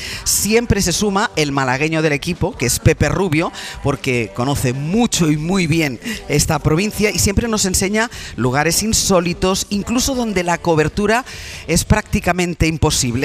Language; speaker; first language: Spanish; native; Spanish